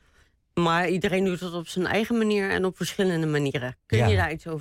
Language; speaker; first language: Dutch; native; Dutch